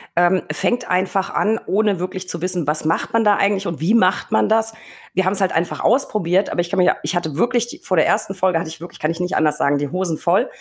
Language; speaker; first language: German; native; German